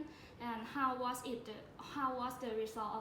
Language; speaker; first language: English; non-native, learner; Thai